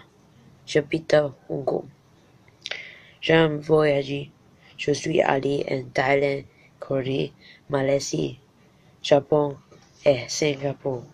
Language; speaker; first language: French; non-native, learner; Cantonese